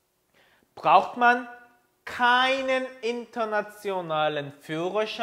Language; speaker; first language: German; non-native, fluent; Korean